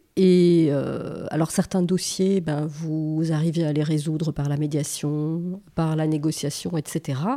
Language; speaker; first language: French; native; French